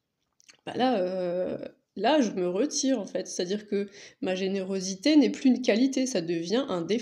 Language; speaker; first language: French; native; French